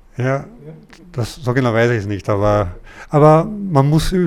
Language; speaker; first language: German; native; German